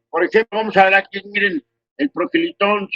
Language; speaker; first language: Spanish; native; Spanish